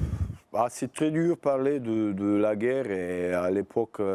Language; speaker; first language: French; non-native, fluent; Bosnian